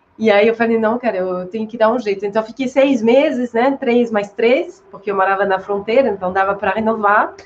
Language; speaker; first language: Portuguese; non-native, fluent; French